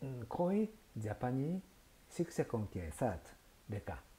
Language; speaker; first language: Hindi; non-native, learner; Japanese